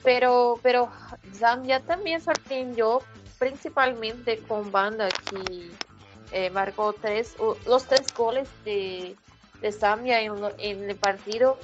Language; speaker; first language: Spanish; non-native, fluent; Portuguese